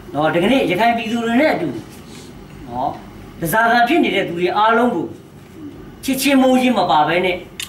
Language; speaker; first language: Burmese; non-native, local second language; S'gaw Karen